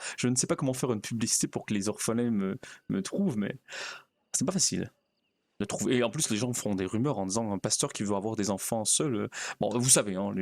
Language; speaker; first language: French; native; French